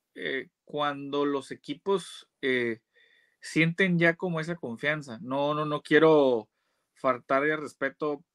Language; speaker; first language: Spanish; native; Spanish